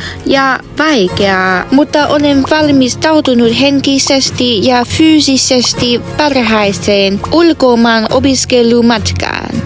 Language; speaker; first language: Finnish; non-native, learner; Vietnamese